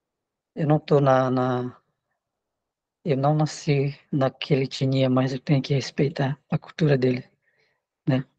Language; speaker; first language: Portuguese; non-native, local second language; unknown